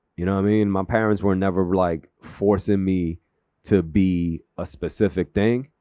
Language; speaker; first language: English; early bilingual, other home language; Korean